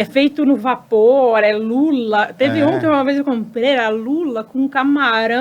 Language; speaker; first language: Portuguese; native; Portuguese